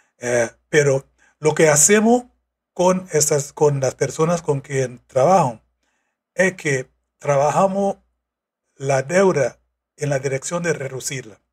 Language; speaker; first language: Spanish; non-native, fluent; English